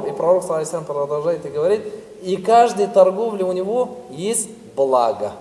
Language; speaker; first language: Russian; non-native, fluent; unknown